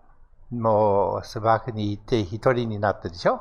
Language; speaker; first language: Japanese; non-native, fluent; English